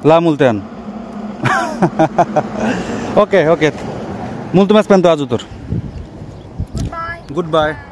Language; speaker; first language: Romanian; non-native, learner; Bangla